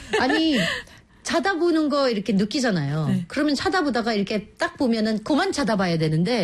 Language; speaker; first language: Korean; native; Korean